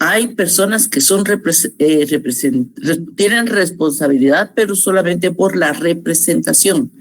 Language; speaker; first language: Spanish; native; Spanish